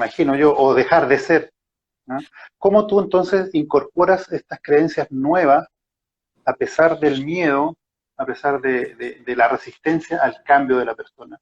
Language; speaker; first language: Spanish; native; Spanish